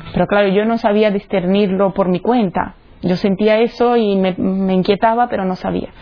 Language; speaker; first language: Spanish; non-native, fluent; Italian